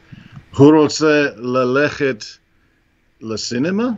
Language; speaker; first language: Hebrew; non-native, fluent; English